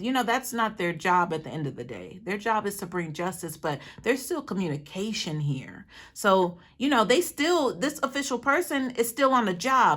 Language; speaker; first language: English; native; English